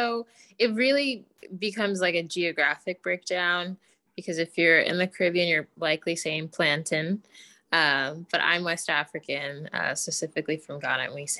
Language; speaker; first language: English; native; English